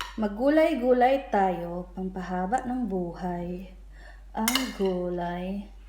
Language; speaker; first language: Filipino; non-native, local second language; Cebuano